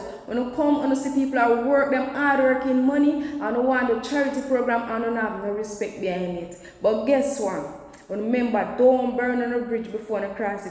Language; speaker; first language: English; non-native, local second language; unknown